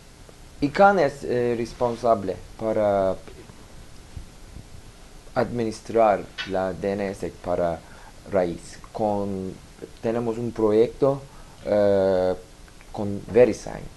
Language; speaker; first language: Spanish; non-native, learner; Turkish